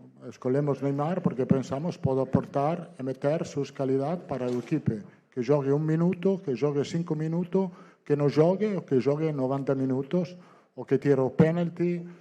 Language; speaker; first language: Portuguese; non-native, learner; Italian